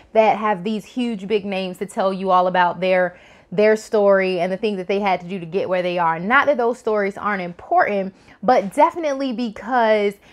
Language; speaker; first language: English; native; English